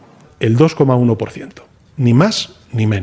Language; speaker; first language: Spanish; native; Spanish